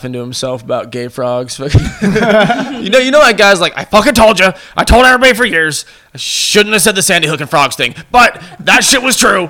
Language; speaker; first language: English; native; English